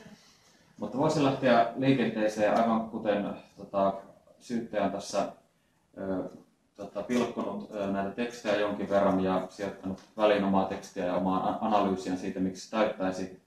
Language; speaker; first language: Finnish; native; Finnish